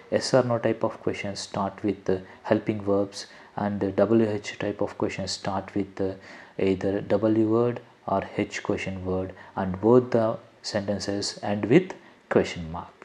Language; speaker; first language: English; non-native, local second language; Telugu